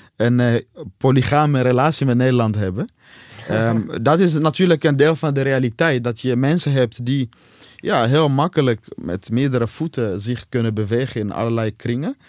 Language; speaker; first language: Dutch; non-native, fluent; Swahili